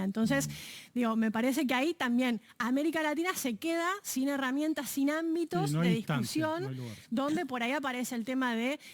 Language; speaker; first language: Spanish; native; Spanish